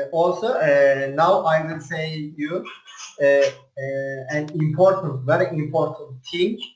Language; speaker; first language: English; non-native, learner; Turkish